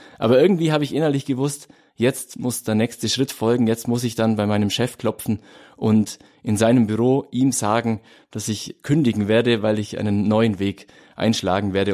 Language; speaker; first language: German; native; German